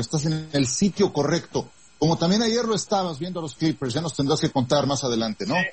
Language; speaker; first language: Spanish; native; Spanish